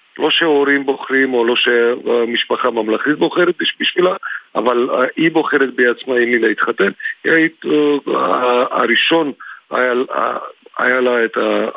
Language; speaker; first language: Hebrew; non-native, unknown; Georgian